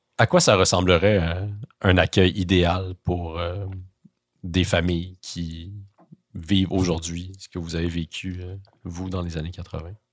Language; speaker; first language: French; native; French